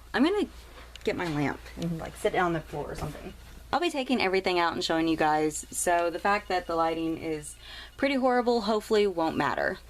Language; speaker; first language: English; native; English